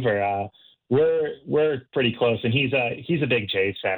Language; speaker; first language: English; native; English